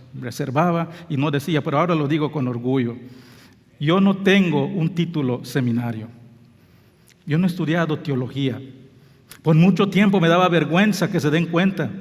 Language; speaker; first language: Spanish; non-native, local second language; English